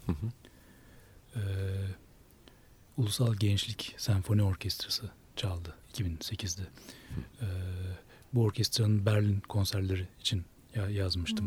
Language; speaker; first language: Turkish; native; Turkish